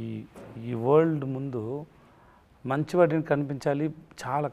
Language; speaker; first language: Telugu; non-native, learner; Tamil